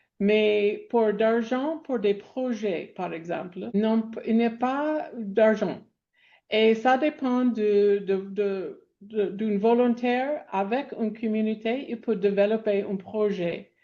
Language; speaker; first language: French; non-native, fluent; English